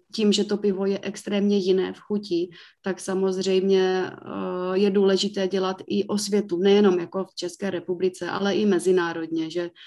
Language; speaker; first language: Czech; native; Czech